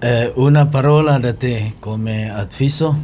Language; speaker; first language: Italian; non-native, learner; Indonesian